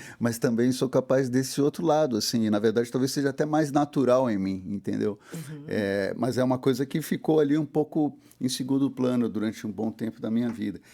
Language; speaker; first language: Portuguese; early bilingual, heritage; Portuguese